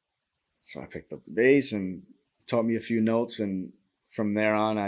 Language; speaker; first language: English; native; English